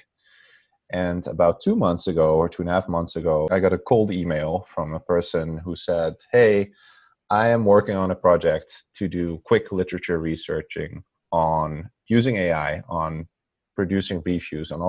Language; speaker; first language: English; non-native, fluent; Dutch